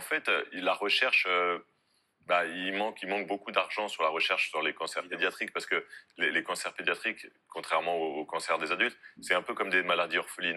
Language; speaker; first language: French; native; French